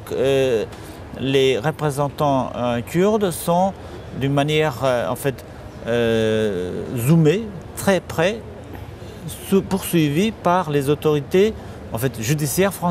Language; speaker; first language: French; non-native, fluent; Kurdish